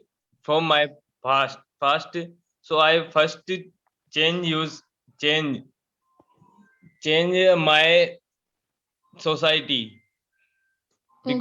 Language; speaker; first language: English; non-native, learner; Hindi